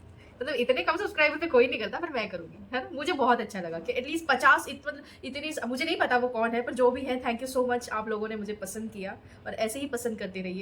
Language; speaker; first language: Hindi; native; Hindi